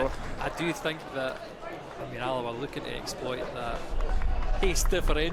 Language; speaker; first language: English; native; English